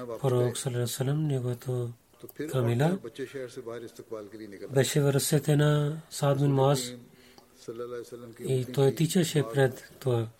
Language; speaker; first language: Bulgarian; non-native, learner; Urdu